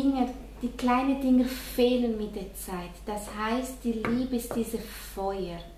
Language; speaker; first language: German; non-native, fluent; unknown